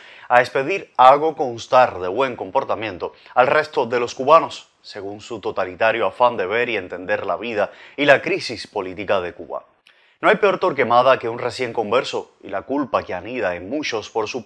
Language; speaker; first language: Spanish; native; Spanish